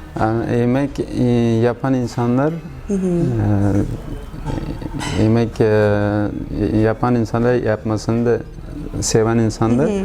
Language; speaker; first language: Turkish; non-native, learner; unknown